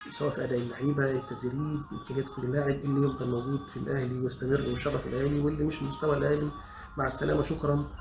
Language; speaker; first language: Arabic; native; Arabic